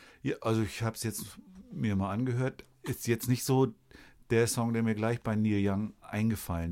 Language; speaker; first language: German; native; German